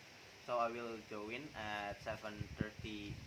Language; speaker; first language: English; non-native, learner; Indonesian